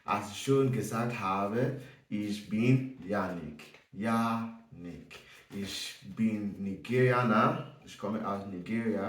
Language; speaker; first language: German; non-native, learner; English